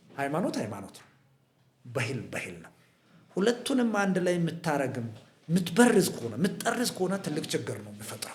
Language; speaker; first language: Amharic; non-native, local second language; Hadiyya